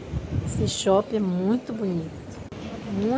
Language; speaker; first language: Portuguese; native; Portuguese